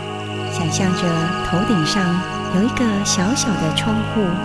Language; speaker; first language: Chinese; native; Chinese